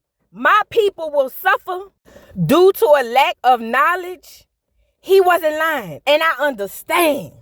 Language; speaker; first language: English; native; English